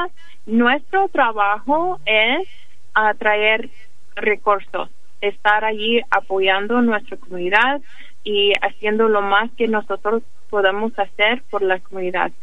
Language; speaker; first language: Spanish; early bilingual, heritage; English